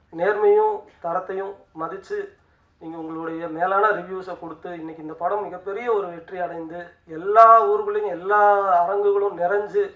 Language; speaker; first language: Tamil; native; Tamil